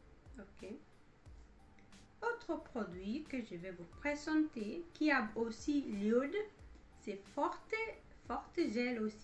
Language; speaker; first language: French; non-native, fluent; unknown